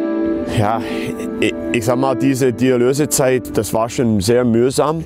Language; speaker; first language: German; non-native, fluent; English